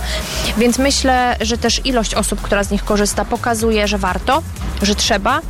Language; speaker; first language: Polish; native; Polish